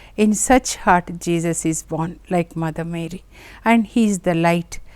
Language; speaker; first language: English; non-native, local second language; Telugu